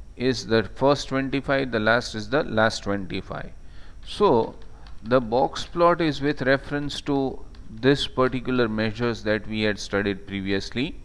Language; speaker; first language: English; non-native, local second language; Gujarati